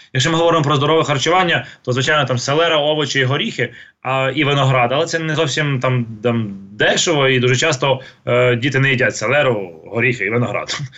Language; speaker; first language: Ukrainian; non-native, local second language; Russian